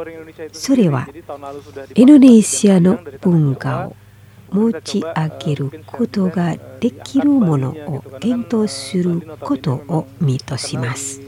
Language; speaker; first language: Japanese; non-native, fluent; Indonesian